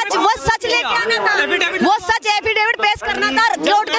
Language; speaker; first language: Hindi; native; Hindi